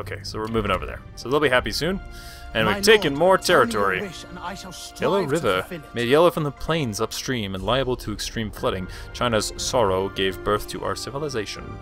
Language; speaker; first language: English; native; English